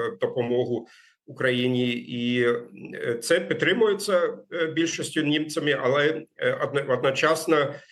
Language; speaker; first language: Ukrainian; non-native, fluent; German